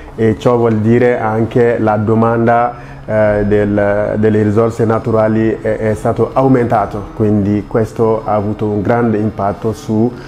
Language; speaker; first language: Italian; non-native, fluent; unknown